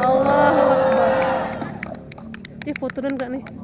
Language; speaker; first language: Indonesian; native; Indonesian